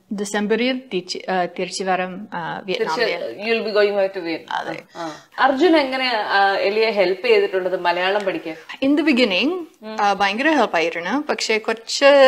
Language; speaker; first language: Malayalam; non-native, fluent; English